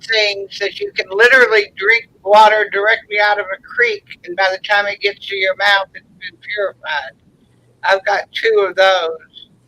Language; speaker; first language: English; native; English